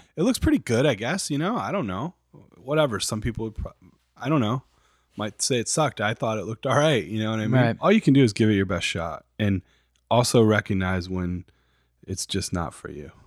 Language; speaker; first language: English; native; English